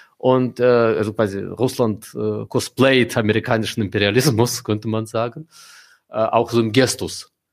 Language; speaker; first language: German; non-native, fluent; Russian